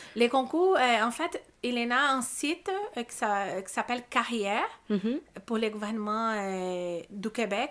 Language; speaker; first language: French; non-native, learner; Portuguese